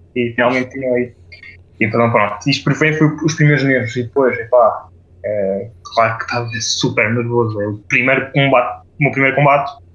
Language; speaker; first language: Portuguese; non-native, fluent; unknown